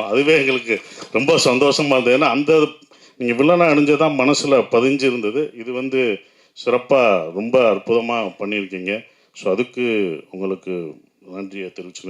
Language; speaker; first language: Tamil; native; Tamil